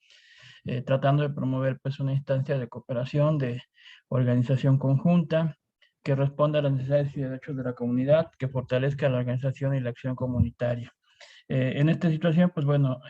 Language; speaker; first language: Spanish; native; Spanish